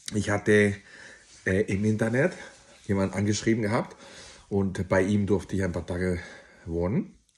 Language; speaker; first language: German; non-native, fluent; Spanish